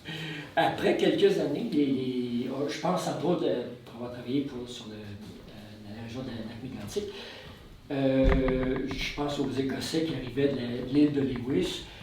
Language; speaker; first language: French; native; French